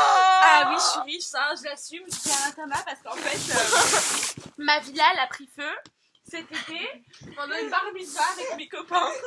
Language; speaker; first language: French; native; French